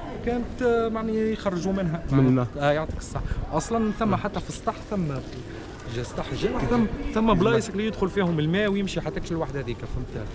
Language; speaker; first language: Arabic; native; Arabic